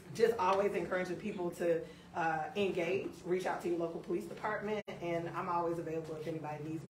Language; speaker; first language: English; native; English